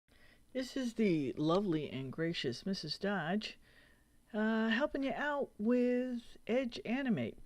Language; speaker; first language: English; native; English